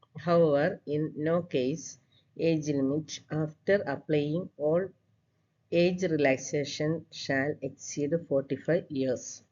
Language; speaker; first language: English; non-native, local second language; Malayalam